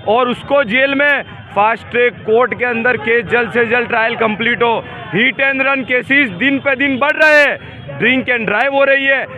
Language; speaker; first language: Hindi; non-native, local second language; Gujarati